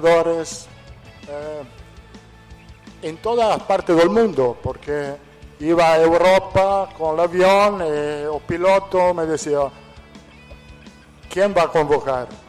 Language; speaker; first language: Portuguese; non-native, fluent; Italian